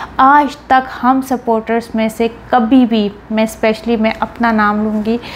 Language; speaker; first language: Urdu; native; Urdu